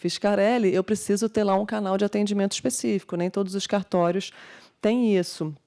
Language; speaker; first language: Portuguese; native; Portuguese